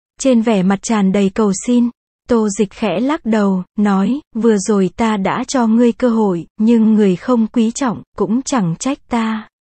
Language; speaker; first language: Vietnamese; native; Vietnamese